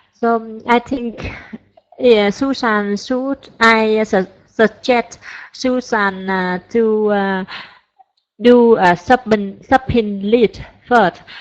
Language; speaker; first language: English; non-native, learner; Vietnamese